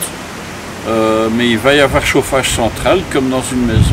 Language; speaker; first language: French; native; French